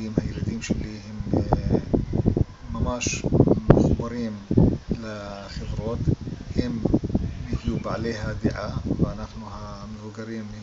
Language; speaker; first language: Hebrew; non-native, local second language; Arabic